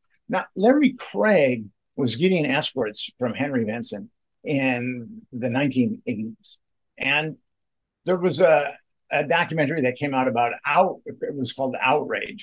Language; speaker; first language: English; native; English